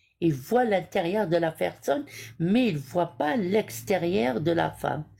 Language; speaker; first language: French; early bilingual, other home language; Arabic